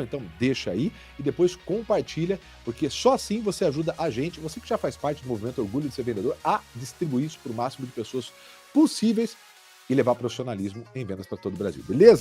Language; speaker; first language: Portuguese; native; Portuguese